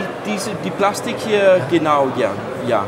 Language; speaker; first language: German; non-native, fluent; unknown